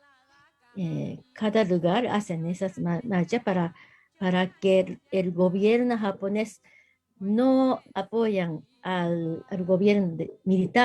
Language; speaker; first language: Spanish; non-native, learner; Japanese